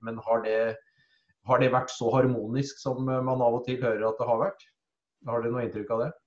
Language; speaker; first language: Norwegian; native; Norwegian